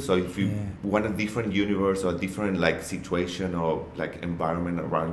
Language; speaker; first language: English; non-native, learner; Spanish